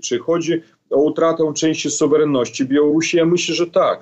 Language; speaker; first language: Polish; non-native, fluent; Belarusian